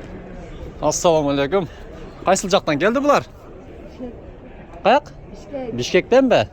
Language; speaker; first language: Kyrgyz; non-native, local second language; Uzbek